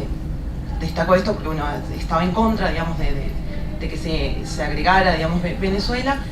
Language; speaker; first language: Spanish; native; Spanish